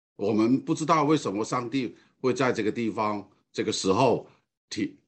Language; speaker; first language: Chinese; non-native, fluent; Cantonese